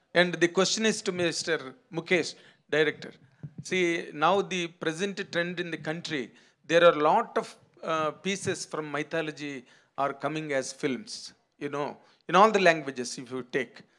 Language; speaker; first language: English; non-native, local second language; Telugu